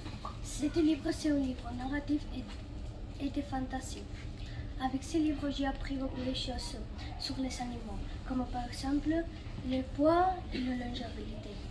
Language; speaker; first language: French; non-native, learner; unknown